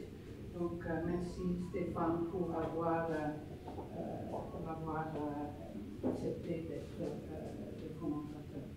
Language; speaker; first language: French; non-native, fluent; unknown